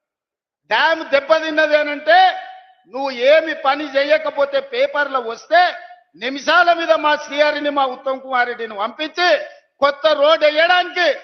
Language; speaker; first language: Telugu; native; Telugu